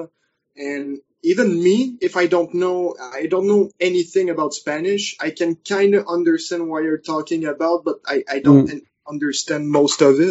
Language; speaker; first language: English; non-native, fluent; French